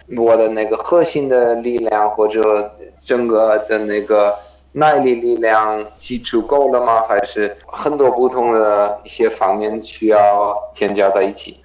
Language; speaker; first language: Chinese; non-native, fluent; German